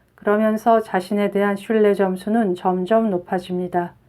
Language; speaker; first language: Korean; native; Korean